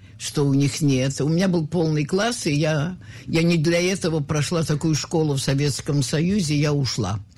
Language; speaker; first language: Russian; native; Russian